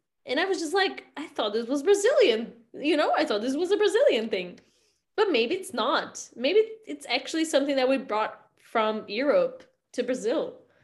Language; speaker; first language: English; non-native, fluent; Portuguese